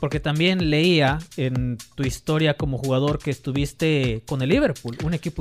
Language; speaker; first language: Spanish; native; Spanish